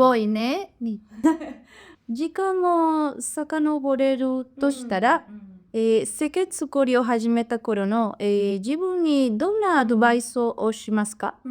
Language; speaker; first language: Japanese; non-native, learner; Spanish